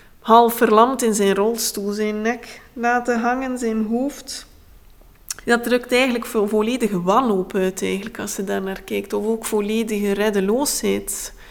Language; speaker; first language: Dutch; native; Dutch